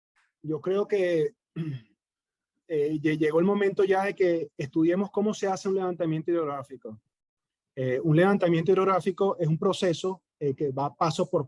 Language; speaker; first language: Spanish; native; Spanish